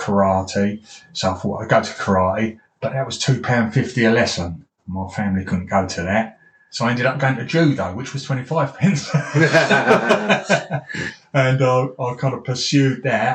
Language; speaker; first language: English; native; English